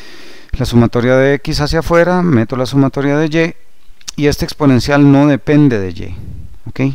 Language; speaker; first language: Spanish; native; Spanish